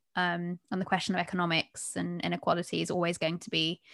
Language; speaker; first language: English; early bilingual, other home language; Bangla